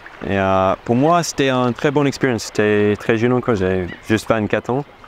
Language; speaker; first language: French; non-native, fluent; English